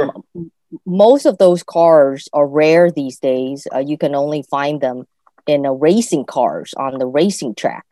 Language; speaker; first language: English; native; English